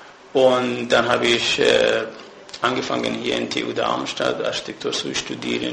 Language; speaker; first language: German; non-native, fluent; Persian